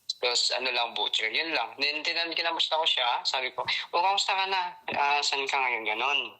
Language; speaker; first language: Filipino; non-native, local second language; Hiligaynon